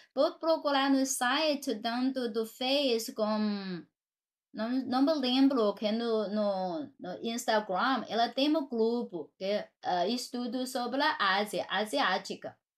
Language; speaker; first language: Portuguese; non-native, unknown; Chinese